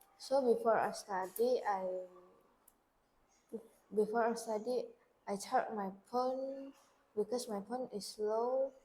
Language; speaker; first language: English; non-native, learner; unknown